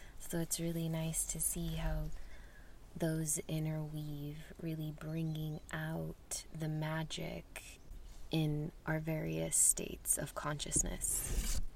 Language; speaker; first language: English; early bilingual, other home language; Spanish